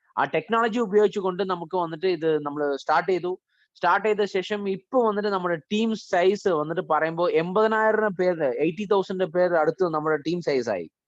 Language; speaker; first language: Malayalam; early bilingual, heritage; Malayalam